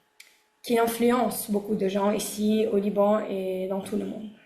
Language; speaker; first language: French; non-native, local second language; Arabic